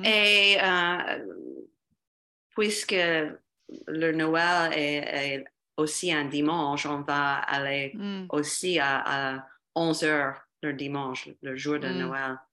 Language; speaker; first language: French; non-native, fluent; English